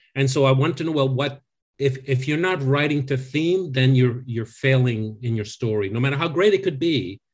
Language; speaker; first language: English; non-native, fluent; French